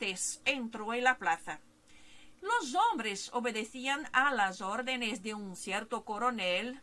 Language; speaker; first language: Spanish; non-native, fluent; Portuguese